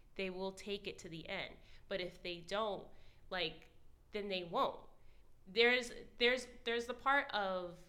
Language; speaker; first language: English; native; English